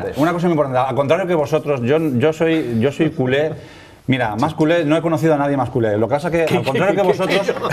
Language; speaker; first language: Spanish; native; Spanish